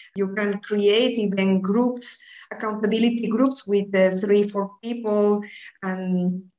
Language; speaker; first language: English; non-native, fluent; Spanish